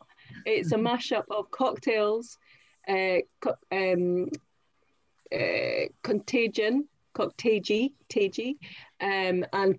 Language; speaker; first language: English; native; English